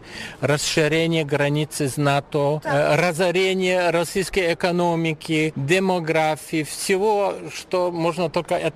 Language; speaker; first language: Russian; non-native, fluent; German